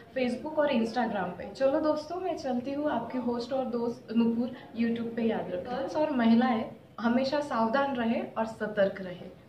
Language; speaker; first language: Hindi; non-native, local second language; Marathi